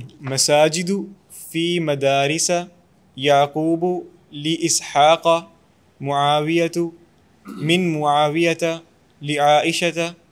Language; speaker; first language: Arabic; non-native, learner; Urdu